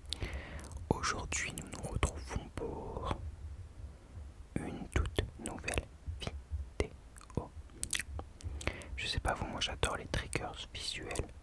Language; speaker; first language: French; native; French